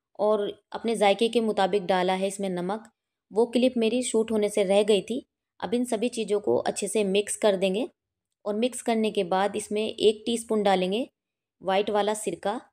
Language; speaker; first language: Hindi; native; Hindi